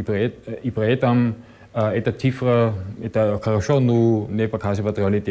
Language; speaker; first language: Russian; non-native, learner; German